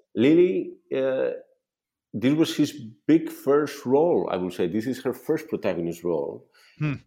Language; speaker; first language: English; non-native, fluent; Spanish